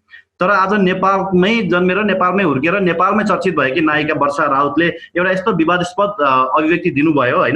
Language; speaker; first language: Nepali; native; Nepali